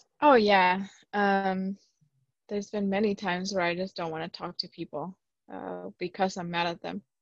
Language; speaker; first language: English; early bilingual, other home language; Spanish